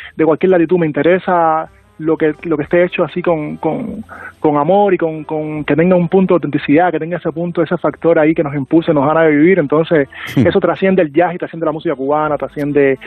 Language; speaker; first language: Spanish; native; Spanish